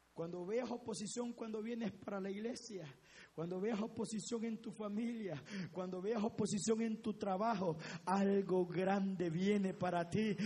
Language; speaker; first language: Spanish; native; Spanish